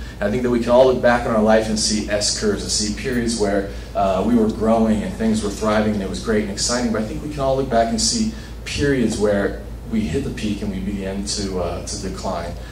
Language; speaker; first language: English; native; English